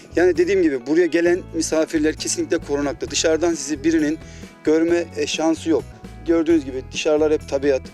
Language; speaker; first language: Turkish; native; Turkish